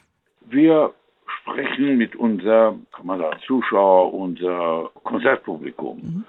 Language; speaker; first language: German; non-native, fluent; English